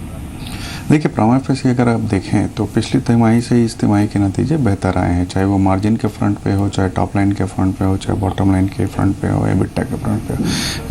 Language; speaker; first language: Hindi; native; Hindi